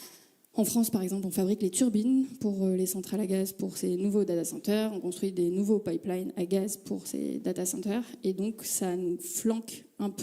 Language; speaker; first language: French; native; French